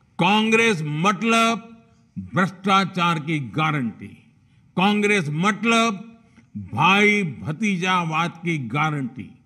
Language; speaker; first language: Hindi; non-native, local second language; Gujarati